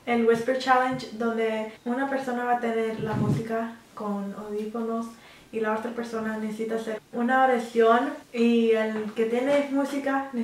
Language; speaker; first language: Spanish; early bilingual, heritage; Spanish